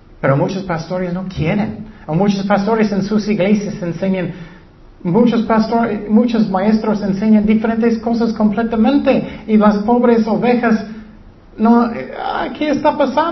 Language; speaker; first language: Spanish; non-native, learner; English